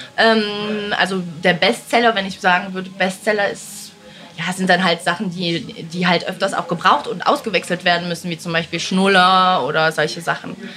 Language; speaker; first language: German; early bilingual, other home language; Italian